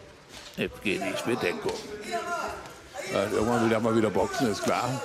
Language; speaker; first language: German; native; German